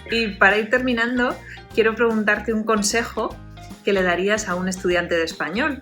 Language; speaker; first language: Spanish; native; Spanish